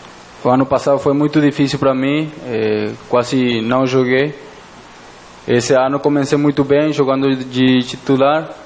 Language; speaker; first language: Portuguese; non-native, fluent; Spanish